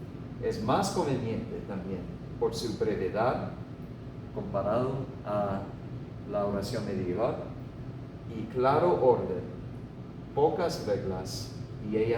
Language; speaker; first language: Spanish; non-native, fluent; English